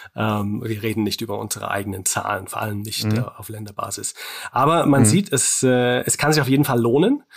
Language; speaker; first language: German; non-native, fluent; English